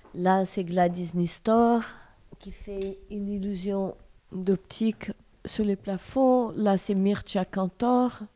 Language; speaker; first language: French; non-native, fluent; Portuguese